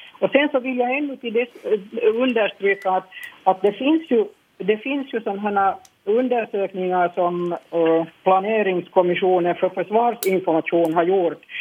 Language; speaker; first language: Swedish; native; Swedish